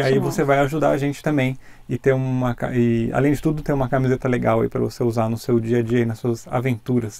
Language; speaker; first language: Portuguese; native; Portuguese